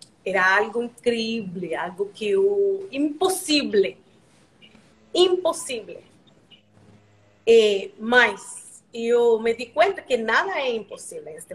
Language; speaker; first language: Portuguese; non-native, learner; Spanish